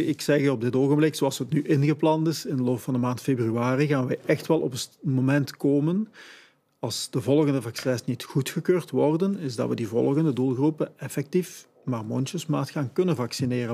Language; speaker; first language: Dutch; native; Dutch